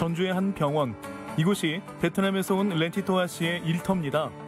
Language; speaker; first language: Korean; native; Korean